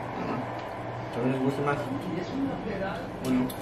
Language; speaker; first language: Spanish; early bilingual, other home language; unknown